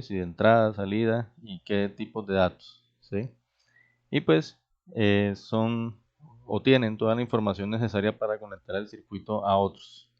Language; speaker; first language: Spanish; native; Spanish